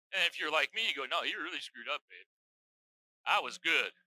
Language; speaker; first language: English; native; English